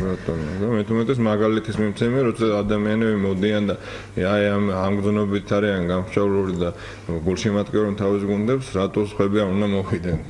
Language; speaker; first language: Georgian; native; Georgian